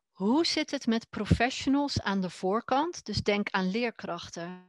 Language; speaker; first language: Dutch; native; Dutch